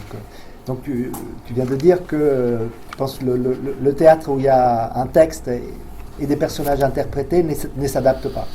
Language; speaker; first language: French; non-native, fluent; Italian